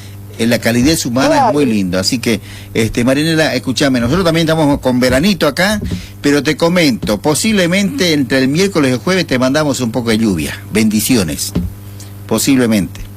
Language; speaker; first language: Spanish; native; Spanish